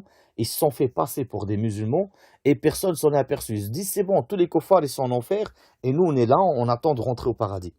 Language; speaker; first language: French; native; French